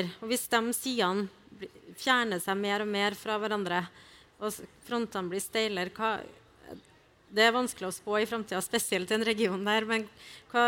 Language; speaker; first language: Norwegian; native; Norwegian